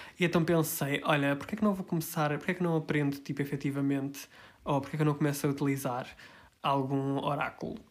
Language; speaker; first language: Portuguese; early bilingual, heritage; Portuguese